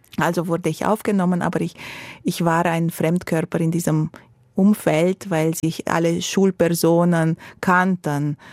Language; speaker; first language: German; non-native, fluent; Romanian